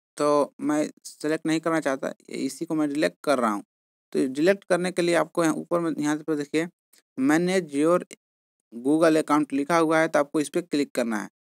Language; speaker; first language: Hindi; native; Hindi